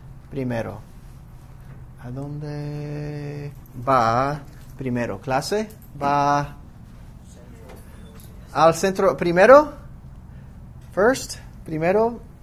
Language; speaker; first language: Spanish; non-native, fluent; English